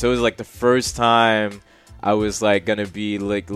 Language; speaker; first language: English; native; English